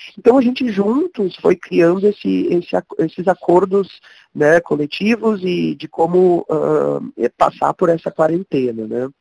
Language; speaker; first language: Portuguese; native; Portuguese